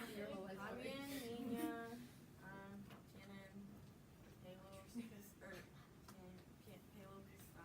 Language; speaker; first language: Spanish; non-native, learner; English